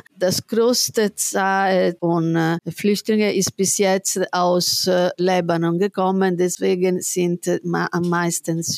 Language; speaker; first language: German; non-native, fluent; Italian